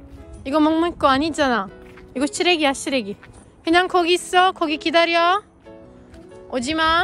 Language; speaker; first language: Korean; non-native, learner; Hindi